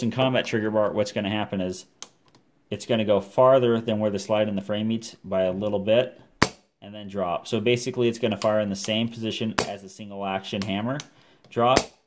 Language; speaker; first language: English; native; English